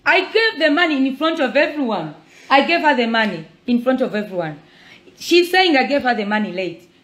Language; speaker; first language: English; non-native, local second language; Swahili